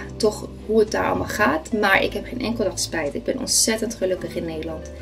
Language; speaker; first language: Dutch; non-native, fluent; Spanish